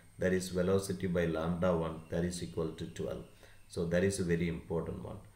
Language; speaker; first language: English; non-native, local second language; Malayalam